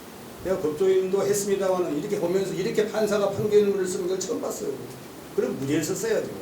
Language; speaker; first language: Korean; native; Korean